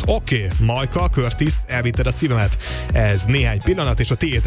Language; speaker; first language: Hungarian; native; Hungarian